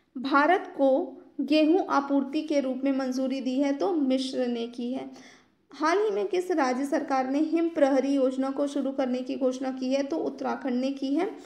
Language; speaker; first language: Hindi; native; Hindi